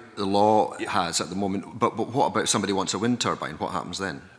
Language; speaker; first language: English; native; English